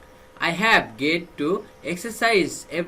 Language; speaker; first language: English; non-native, fluent; Bangla